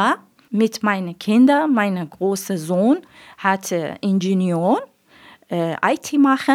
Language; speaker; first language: German; non-native, learner; Persian